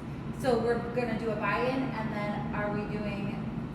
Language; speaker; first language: English; native; English